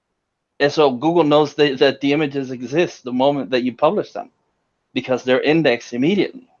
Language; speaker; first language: English; native; English